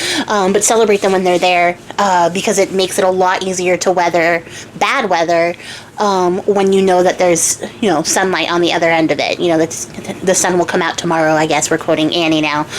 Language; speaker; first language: English; native; English